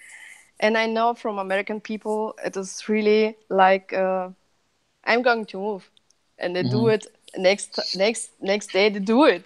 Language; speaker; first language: English; non-native, fluent; Russian